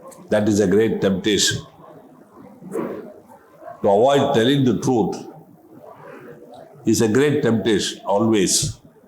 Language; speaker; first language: English; non-native, local second language; Tamil